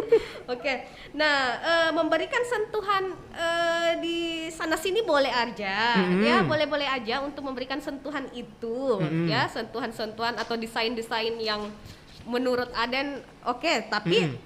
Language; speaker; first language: Indonesian; native; Indonesian